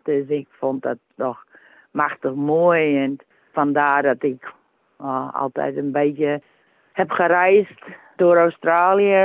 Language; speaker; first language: Dutch; early bilingual, heritage; Dutch